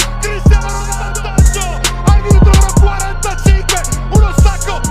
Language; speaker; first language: Italian; native; Italian